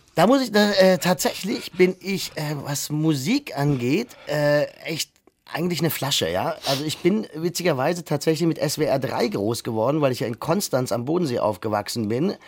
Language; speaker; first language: German; native; German